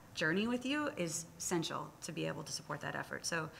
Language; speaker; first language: English; native; English